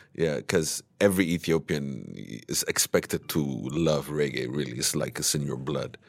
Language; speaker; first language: English; early bilingual, other home language; Amharic